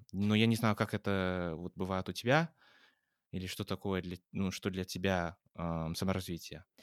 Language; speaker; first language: Russian; non-native, fluent; English